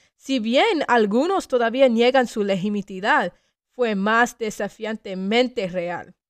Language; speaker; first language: Spanish; early bilingual, heritage; Spanish